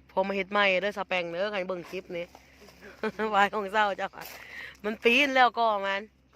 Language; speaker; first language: Thai; native; Thai